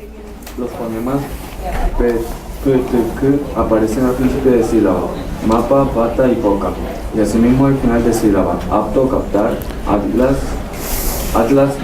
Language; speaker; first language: Spanish; non-native, learner; Korean